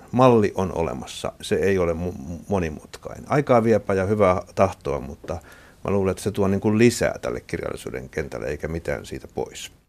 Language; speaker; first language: Finnish; native; Finnish